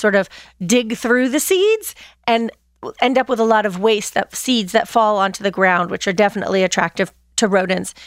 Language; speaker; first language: English; native; English